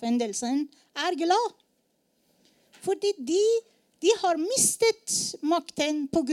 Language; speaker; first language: Norwegian; non-native, learner; Persian